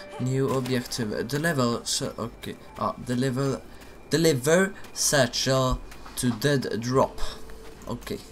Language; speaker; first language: English; non-native, fluent; Swedish